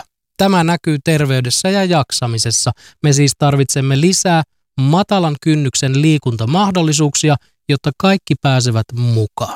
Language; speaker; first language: Finnish; native; Finnish